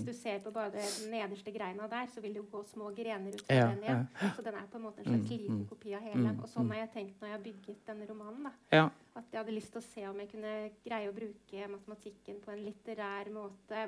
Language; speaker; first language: Norwegian; native; Norwegian